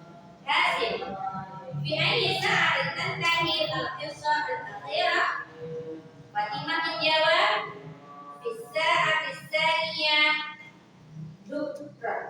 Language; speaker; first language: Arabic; non-native, fluent; Indonesian